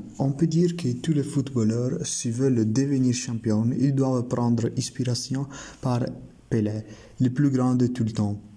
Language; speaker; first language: French; non-native, learner; Italian